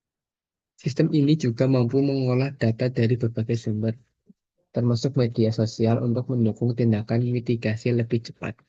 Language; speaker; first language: Indonesian; native; Indonesian